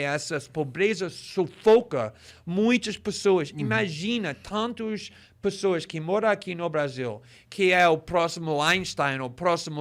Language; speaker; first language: Portuguese; non-native, fluent; English